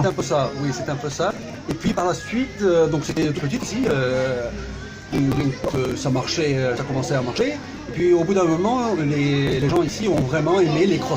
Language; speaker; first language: French; early bilingual, heritage; French